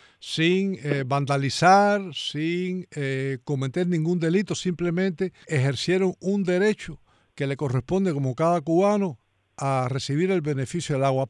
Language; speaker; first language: Spanish; native; Spanish